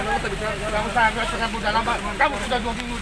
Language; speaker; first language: Malay; native; Malay